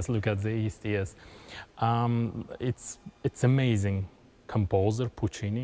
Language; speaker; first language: English; non-native, learner; Kazakh